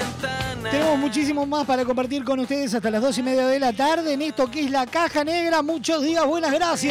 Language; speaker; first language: Spanish; native; Spanish